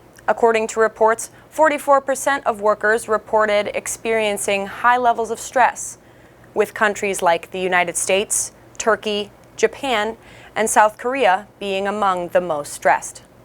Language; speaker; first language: English; native; English